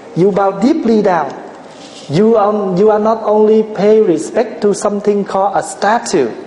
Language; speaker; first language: English; non-native, fluent; Vietnamese